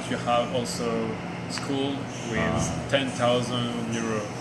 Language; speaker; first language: English; non-native, learner; French